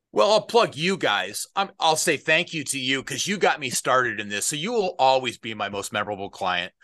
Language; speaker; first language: English; native; English